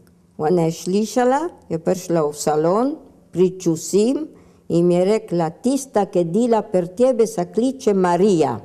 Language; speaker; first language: Slovenian; early bilingual, heritage; Slovenian